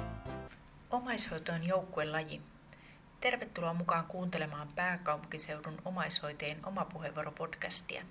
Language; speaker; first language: Finnish; native; Finnish